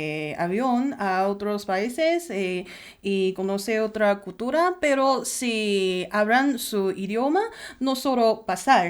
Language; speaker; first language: Spanish; non-native, learner; Chinese